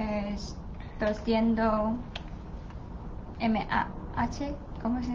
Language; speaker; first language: Spanish; non-native, learner; Chinese